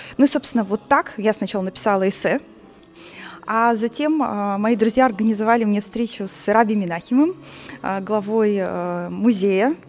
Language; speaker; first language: Russian; native; Russian